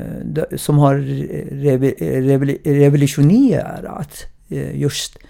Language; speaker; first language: Swedish; non-native, fluent; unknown